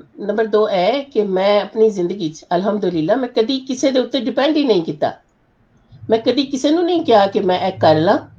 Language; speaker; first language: Punjabi; non-native, local second language; Urdu